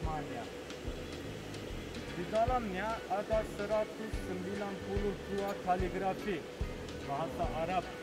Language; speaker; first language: Indonesian; non-native, fluent; Turkish